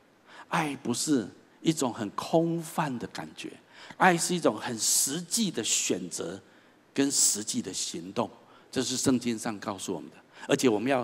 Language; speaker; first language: Chinese; native; Chinese